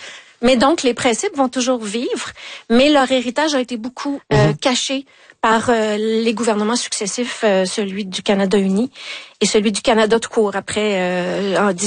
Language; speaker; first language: French; native; French